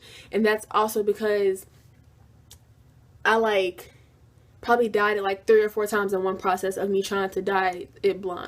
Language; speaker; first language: English; native; English